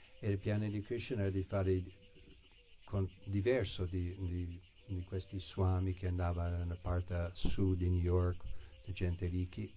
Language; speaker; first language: Italian; non-native, fluent; English